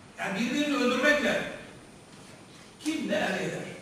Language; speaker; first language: Turkish; native; Turkish